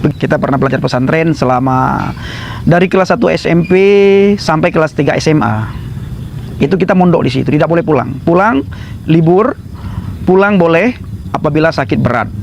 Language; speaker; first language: Indonesian; non-native, local second language; Achinese